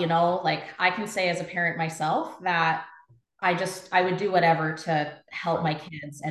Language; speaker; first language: English; native; English